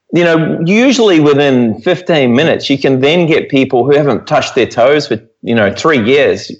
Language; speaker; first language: English; native; English